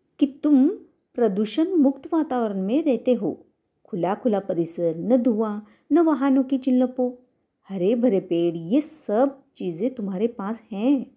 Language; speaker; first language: Hindi; non-native, local second language; Marathi